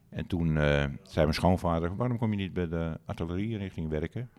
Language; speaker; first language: Dutch; native; Dutch